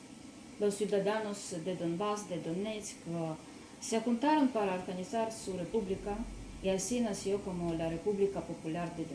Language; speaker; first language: Spanish; non-native, learner; Russian